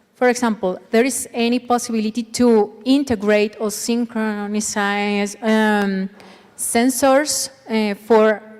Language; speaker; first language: English; non-native, learner; Spanish